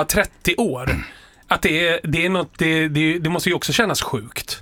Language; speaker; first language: Swedish; native; Swedish